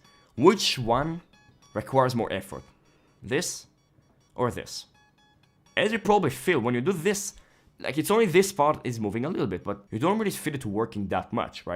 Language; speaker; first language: English; non-native, fluent; Hebrew